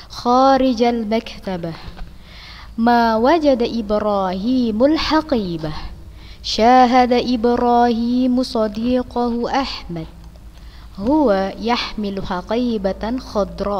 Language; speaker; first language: Arabic; non-native, fluent; Indonesian